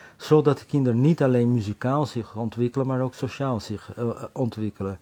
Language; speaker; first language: Dutch; non-native, fluent; Portuguese